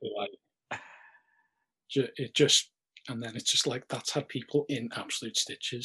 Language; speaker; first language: English; native; English